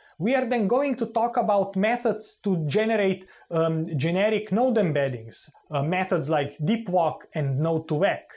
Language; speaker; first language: English; non-native, fluent; Slovenian